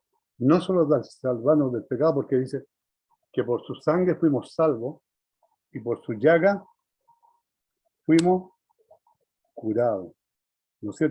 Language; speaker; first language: Spanish; native; Spanish